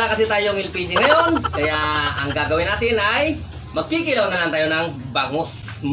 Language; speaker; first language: Filipino; non-native, local second language; Cebuano